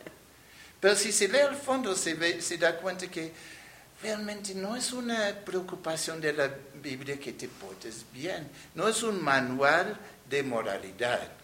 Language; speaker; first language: Spanish; non-native, fluent; English